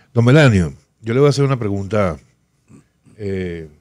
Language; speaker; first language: Spanish; native; Spanish